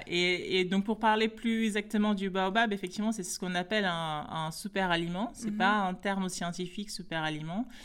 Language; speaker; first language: French; non-native, fluent; Portuguese